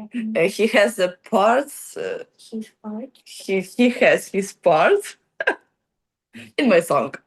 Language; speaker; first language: English; non-native, learner; Ukrainian